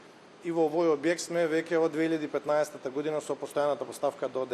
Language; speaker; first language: Macedonian; native; Macedonian